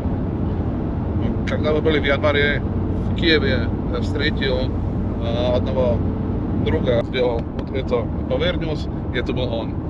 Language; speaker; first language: Russian; non-native, learner; Slovak